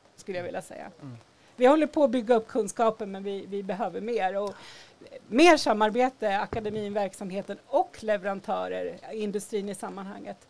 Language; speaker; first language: Swedish; native; Swedish